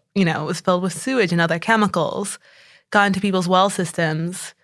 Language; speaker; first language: English; native; English